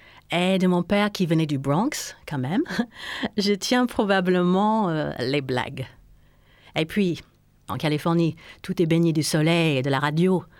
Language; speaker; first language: French; non-native, fluent; English